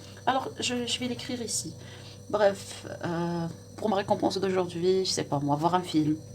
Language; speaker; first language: French; non-native, local second language; Arabic